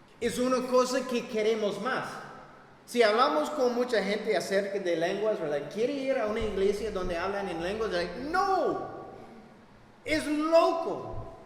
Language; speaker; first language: Spanish; non-native, fluent; English